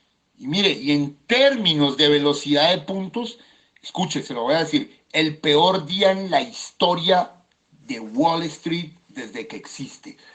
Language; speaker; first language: Spanish; native; Spanish